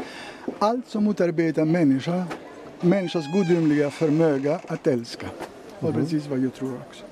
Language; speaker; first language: Swedish; non-native, fluent; Greek